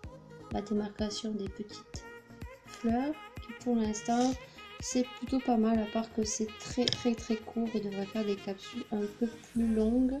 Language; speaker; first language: French; native; French